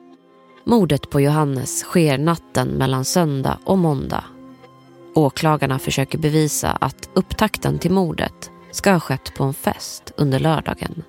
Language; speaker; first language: Swedish; native; Swedish